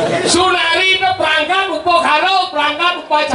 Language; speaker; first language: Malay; non-native, local second language; Balinese